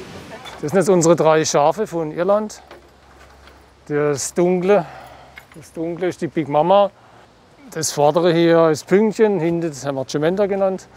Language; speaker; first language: German; native; German